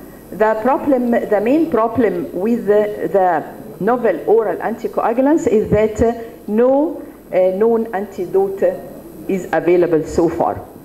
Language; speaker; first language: English; non-native, fluent; Arabic